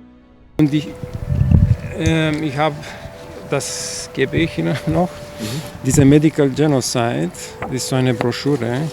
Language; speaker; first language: German; non-native, fluent; Chinese